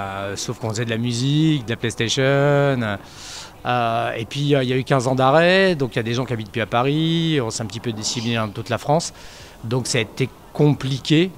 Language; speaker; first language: French; native; French